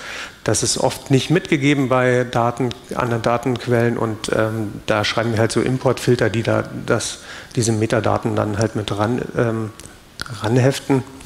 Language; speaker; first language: German; native; German